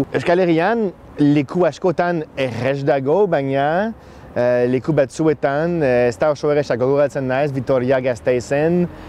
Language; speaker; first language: Basque; non-native, fluent; French